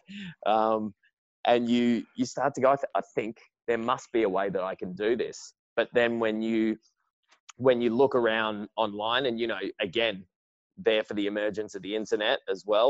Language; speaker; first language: English; native; English